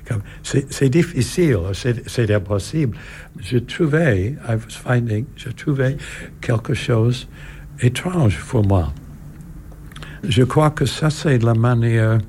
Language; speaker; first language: French; non-native, learner; English